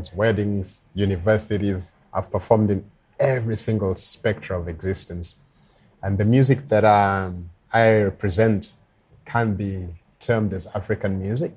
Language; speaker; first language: English; non-native, local second language; Luo (Kenya and Tanzania)